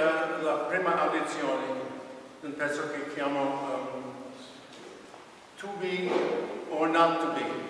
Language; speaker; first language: Italian; non-native, fluent; English